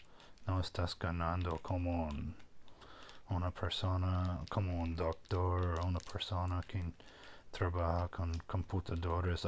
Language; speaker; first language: Spanish; non-native, fluent; English